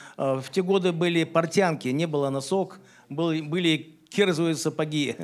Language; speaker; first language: Russian; native; Russian